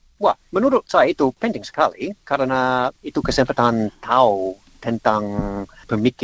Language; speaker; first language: Indonesian; non-native, learner; English